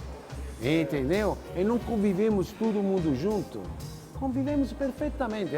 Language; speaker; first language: Portuguese; non-native, fluent; Italian